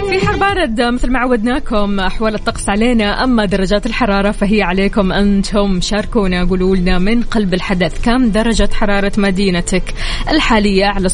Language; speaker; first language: Arabic; native; Arabic